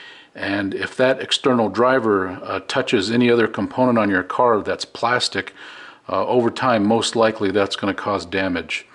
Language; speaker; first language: English; native; English